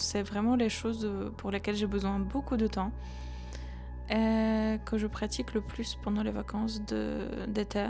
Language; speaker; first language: French; non-native, fluent; Polish